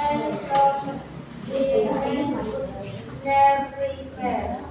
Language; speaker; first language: English; non-native, learner; Indonesian